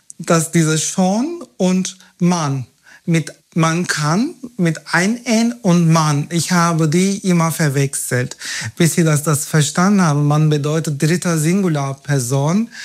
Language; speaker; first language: German; non-native, fluent; Turkish